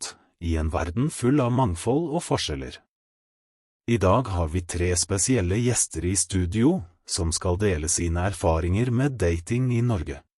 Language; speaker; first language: Norwegian; non-native, fluent; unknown